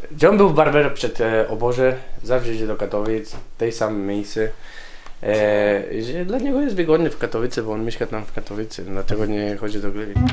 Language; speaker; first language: Polish; non-native, learner; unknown